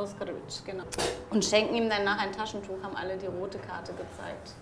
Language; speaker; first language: German; native; German